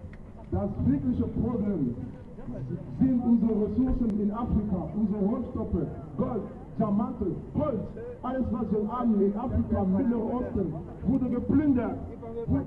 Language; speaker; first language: German; non-native, fluent; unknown